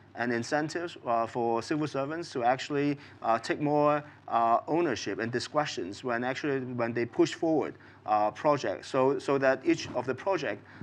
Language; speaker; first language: English; non-native, local second language; Cantonese